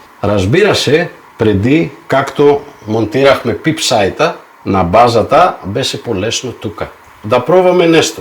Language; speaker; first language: Bulgarian; non-native, fluent; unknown